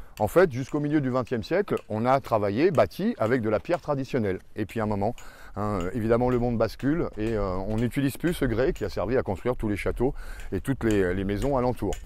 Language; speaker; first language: French; native; French